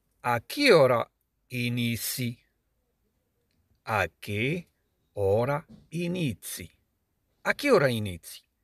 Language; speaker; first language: Italian; non-native, fluent; Arabic